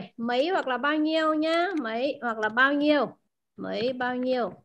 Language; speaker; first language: Vietnamese; native; Vietnamese